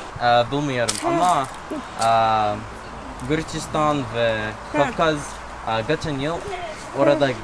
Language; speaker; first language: Turkish; non-native, learner; English